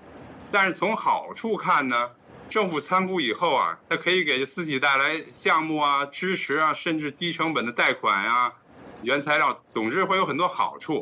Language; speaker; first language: Chinese; native; Chinese